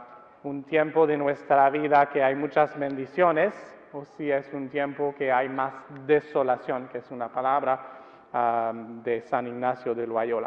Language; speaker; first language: Spanish; non-native, fluent; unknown